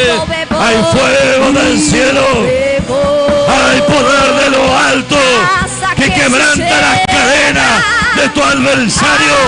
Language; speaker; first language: Spanish; native; Spanish